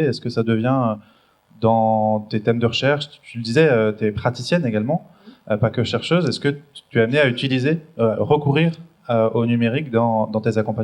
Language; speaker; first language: French; native; French